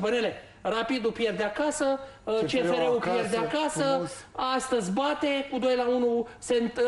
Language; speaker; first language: Romanian; native; Romanian